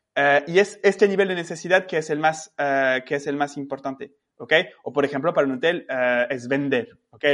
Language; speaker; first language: Spanish; non-native, fluent; French